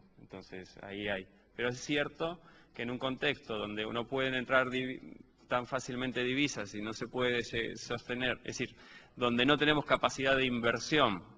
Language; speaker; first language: Spanish; native; Spanish